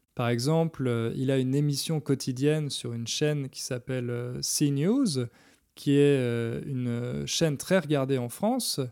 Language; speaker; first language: French; native; French